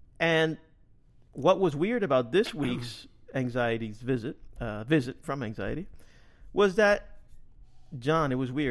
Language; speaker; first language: English; native; English